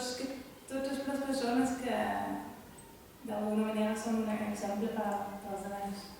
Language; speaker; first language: Catalan; non-native, fluent; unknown